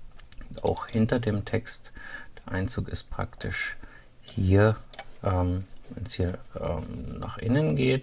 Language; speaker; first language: German; native; German